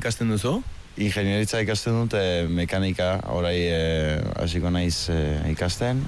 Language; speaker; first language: Basque; early bilingual, heritage; Basque